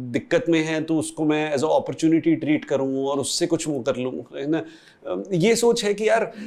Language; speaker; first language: Hindi; native; Hindi